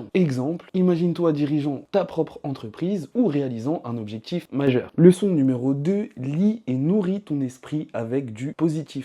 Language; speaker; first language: French; native; French